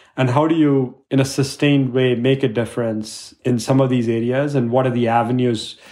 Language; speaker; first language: English; non-native, local second language; Tamil